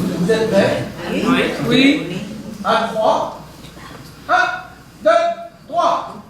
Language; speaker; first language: French; native; French